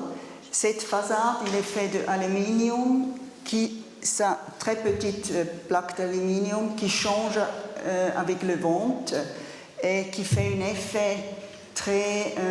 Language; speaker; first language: French; non-native, learner; German